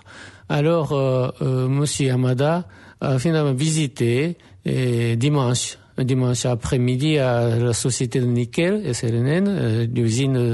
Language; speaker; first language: French; non-native, fluent; Japanese